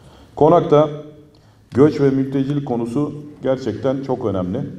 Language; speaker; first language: Turkish; native; Turkish